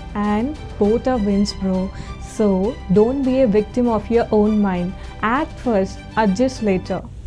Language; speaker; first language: English; non-native, local second language; Telugu